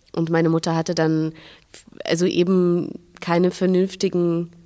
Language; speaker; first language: German; non-native, fluent; Belarusian